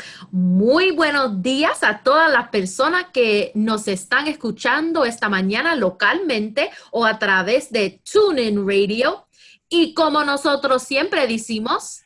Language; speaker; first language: Spanish; early bilingual, heritage; Spanish